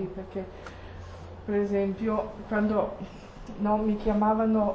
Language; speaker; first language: Italian; non-native, fluent; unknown